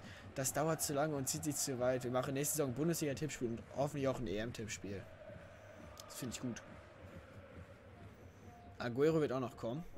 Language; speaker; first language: German; native; German